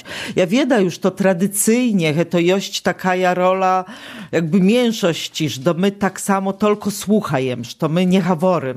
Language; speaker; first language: Polish; non-native, local second language; Belarusian